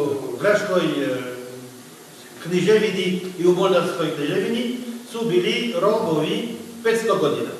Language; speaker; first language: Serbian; non-native, fluent; French